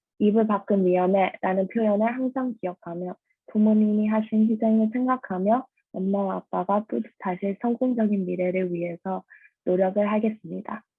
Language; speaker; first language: Korean; early bilingual, heritage; Korean